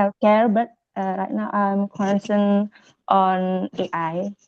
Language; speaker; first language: English; non-native, learner; Indonesian